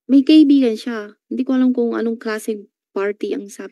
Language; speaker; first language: Filipino; non-native, learner; Chinese